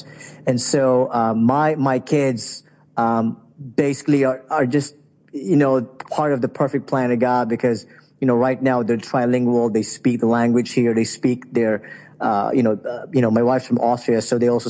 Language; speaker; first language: English; non-native, local second language; Filipino